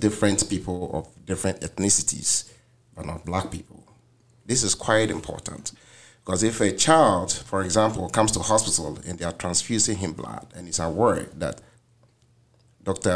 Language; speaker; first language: English; non-native, local second language; Akan